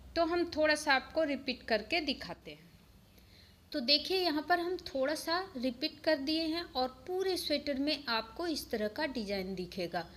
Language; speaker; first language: Hindi; native; Hindi